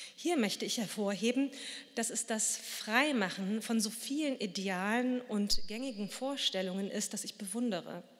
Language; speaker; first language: German; native; German